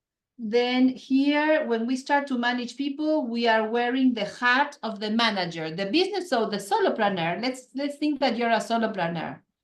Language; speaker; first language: English; non-native, fluent; Spanish